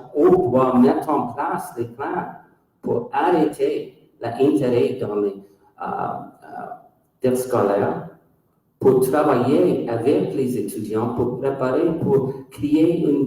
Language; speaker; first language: French; non-native, local second language; English